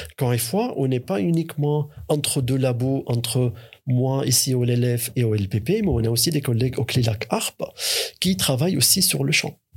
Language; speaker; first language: French; non-native, fluent; Arabic